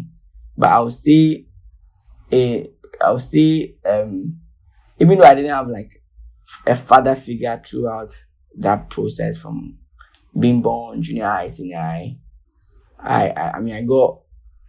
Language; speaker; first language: English; non-native, local second language; Akan